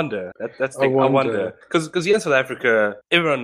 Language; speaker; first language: English; non-native, local second language; Afrikaans